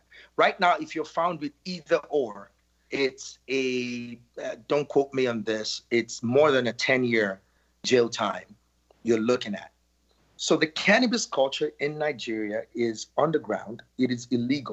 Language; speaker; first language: English; non-native, local second language; Yoruba